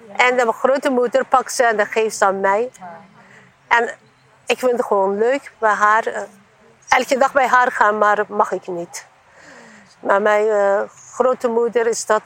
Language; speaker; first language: Dutch; non-native, learner; Turkish